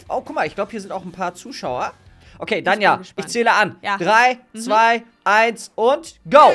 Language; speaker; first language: German; native; German